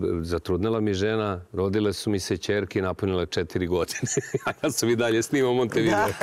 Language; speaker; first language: Serbian; native; Serbian